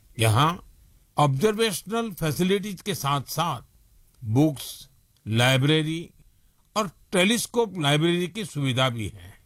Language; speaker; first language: Hindi; non-native, local second language; Gujarati